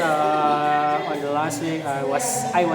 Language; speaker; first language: English; non-native, learner; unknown